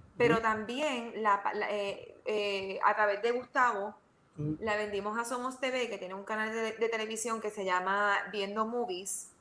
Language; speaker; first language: Spanish; native; Spanish